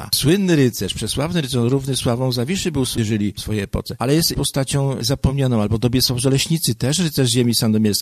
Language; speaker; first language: Polish; native; Polish